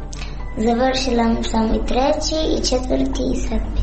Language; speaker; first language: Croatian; non-native, learner; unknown